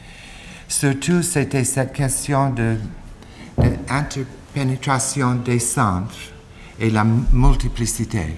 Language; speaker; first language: French; non-native, learner; English